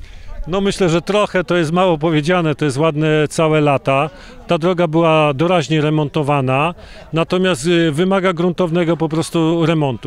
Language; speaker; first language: Polish; native; Polish